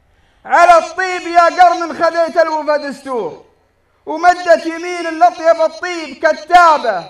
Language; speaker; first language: Arabic; native; Arabic